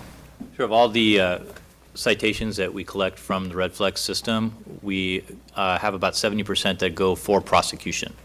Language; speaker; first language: English; native; English